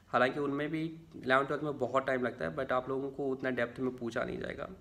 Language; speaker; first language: Hindi; native; Hindi